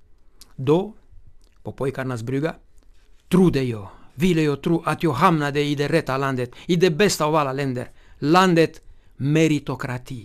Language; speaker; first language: Swedish; non-native, fluent; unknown